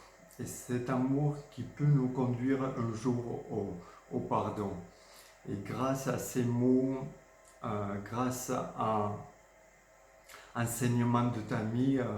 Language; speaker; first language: French; non-native, fluent; Georgian